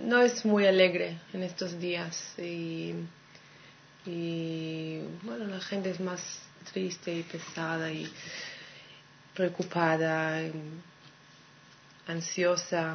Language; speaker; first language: Spanish; non-native, fluent; Hebrew